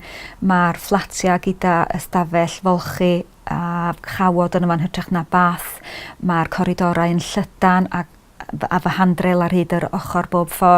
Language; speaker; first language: Welsh; native; Welsh